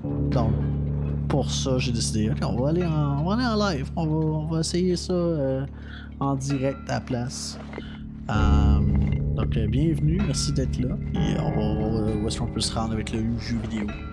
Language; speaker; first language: French; native; French